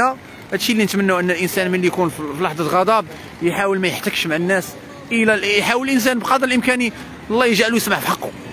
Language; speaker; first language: Arabic; native; Arabic